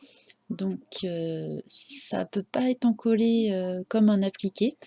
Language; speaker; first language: French; native; French